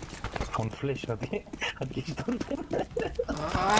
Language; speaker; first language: German; non-native, learner; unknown